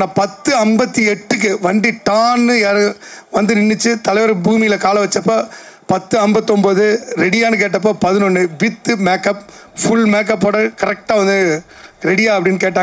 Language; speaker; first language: Tamil; native; Tamil